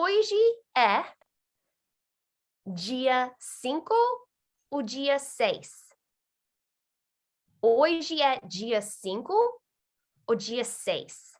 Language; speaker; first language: Portuguese; non-native, fluent; English